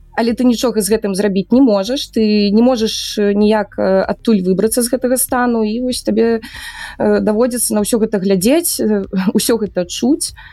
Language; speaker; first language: Belarusian; native; Belarusian